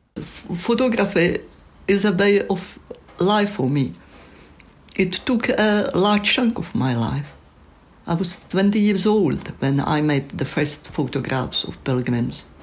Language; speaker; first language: English; non-native, fluent; Czech